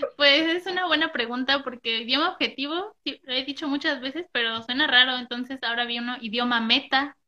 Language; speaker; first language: Spanish; native; Spanish